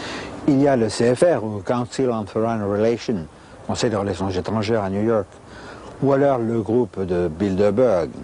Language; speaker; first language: French; native; French